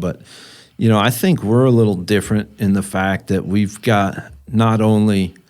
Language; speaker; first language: English; native; English